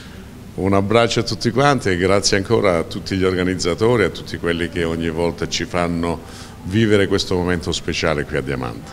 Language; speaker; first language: Italian; native; Italian